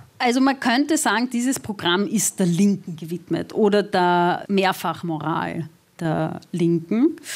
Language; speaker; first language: German; native; German